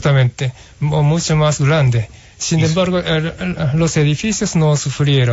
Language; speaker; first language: Spanish; non-native, fluent; Japanese